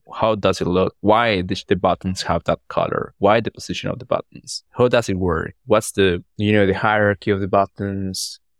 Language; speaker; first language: English; non-native, fluent; Spanish